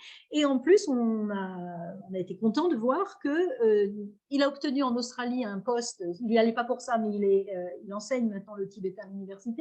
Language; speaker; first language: French; native; French